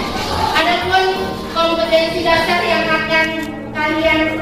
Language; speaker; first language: Indonesian; native; Indonesian